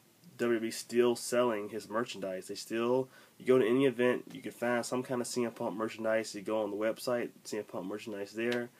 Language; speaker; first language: English; native; English